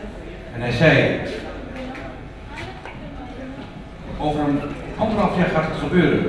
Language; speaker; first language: Dutch; early bilingual, other home language; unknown